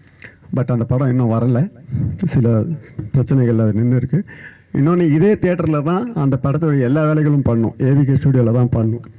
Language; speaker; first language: Tamil; native; Tamil